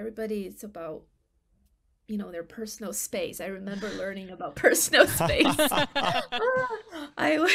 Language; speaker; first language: English; non-native, fluent; Chinese